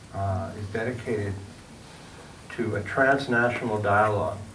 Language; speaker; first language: English; native; English